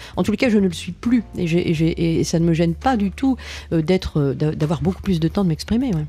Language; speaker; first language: French; native; French